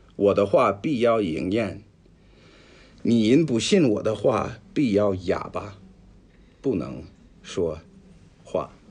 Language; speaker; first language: Chinese; non-native, fluent; English